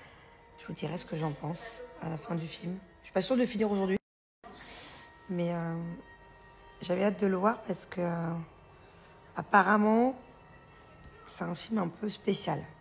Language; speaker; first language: French; native; French